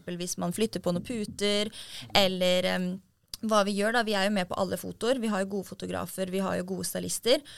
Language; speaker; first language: Norwegian; native; Norwegian